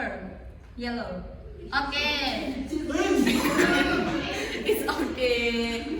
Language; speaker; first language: English; non-native, learner; Indonesian